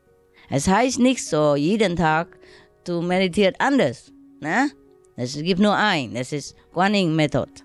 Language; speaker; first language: German; non-native, learner; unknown